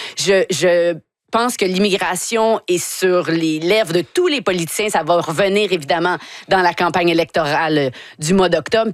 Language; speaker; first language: French; native; French